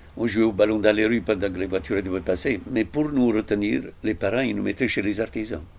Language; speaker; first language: French; non-native, fluent; Italian